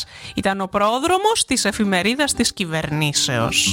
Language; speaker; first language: Greek; native; Greek